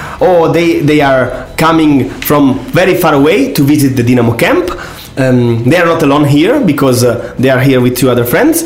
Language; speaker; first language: English; non-native, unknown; Italian